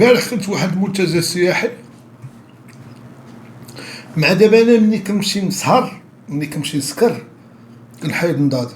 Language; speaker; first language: Arabic; native; Arabic